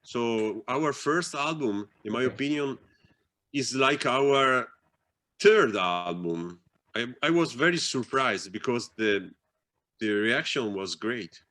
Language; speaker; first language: English; non-native, fluent; Italian